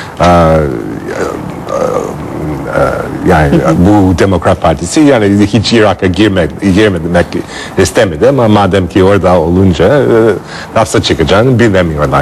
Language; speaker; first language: Turkish; non-native, fluent; English